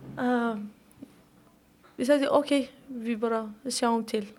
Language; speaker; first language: Icelandic; non-native, learner; Persian